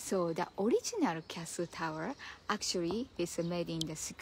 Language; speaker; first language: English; non-native, learner; Japanese